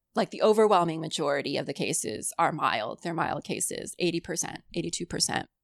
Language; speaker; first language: English; early bilingual, other home language; Cantonese